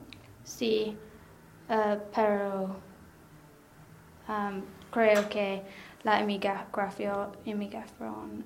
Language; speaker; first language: Spanish; non-native, learner; English